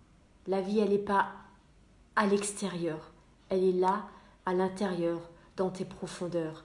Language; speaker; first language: French; native; French